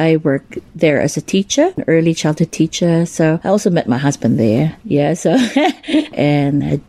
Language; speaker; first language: English; non-native, local second language; Cebuano